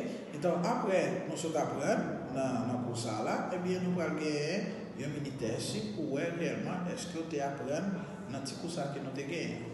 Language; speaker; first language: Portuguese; non-native, learner; Haitian Creole